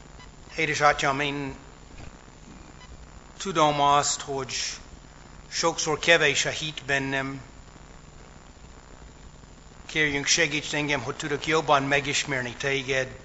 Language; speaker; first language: Hungarian; non-native, fluent; English